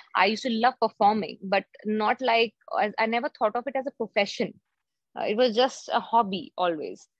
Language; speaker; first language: English; non-native, local second language; Hindi